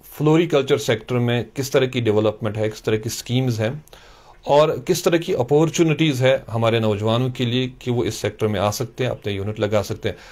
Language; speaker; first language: Hindi; non-native, local second language; Kashmiri